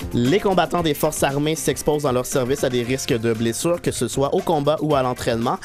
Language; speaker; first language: French; native; French